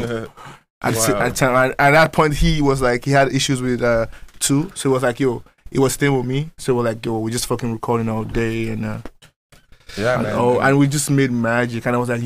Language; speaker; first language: English; non-native, local second language; Yoruba